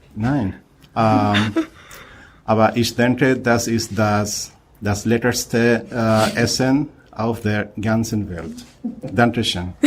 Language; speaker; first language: German; non-native, learner; Spanish